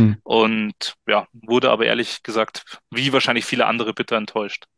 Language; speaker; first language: German; native; German